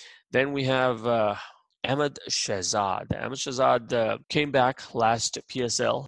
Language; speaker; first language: English; non-native, local second language; Urdu